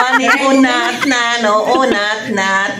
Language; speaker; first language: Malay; non-native, learner; Filipino